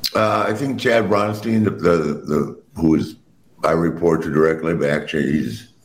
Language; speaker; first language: English; native; English